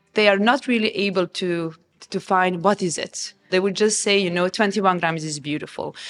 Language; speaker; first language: English; non-native, fluent; Serbian